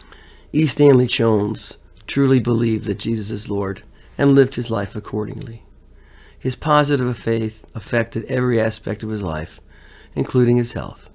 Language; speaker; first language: English; native; English